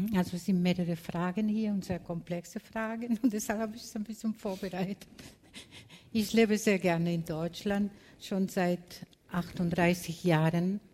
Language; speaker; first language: German; non-native, fluent; Spanish